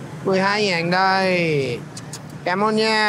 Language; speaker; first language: Vietnamese; non-native, fluent; English